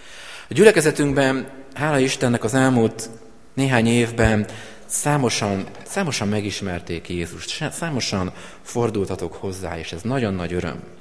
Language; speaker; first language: Hungarian; native; Hungarian